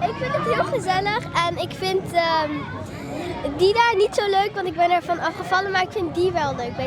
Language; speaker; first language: Dutch; early bilingual, other home language; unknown